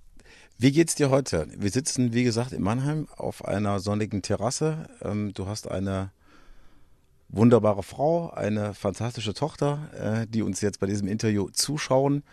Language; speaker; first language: German; native; German